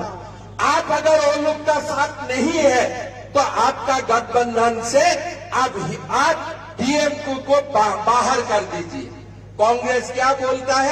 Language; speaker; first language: Hindi; non-native, local second language; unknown